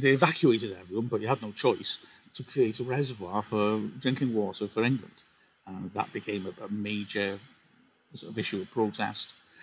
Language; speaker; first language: English; native; English